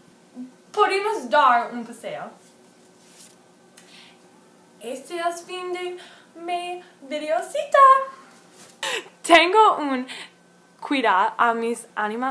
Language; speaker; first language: Spanish; non-native, learner; English